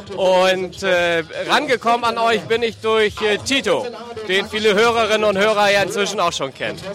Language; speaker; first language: German; native; German